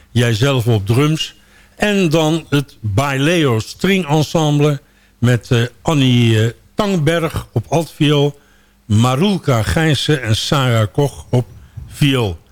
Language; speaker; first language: Dutch; native; Dutch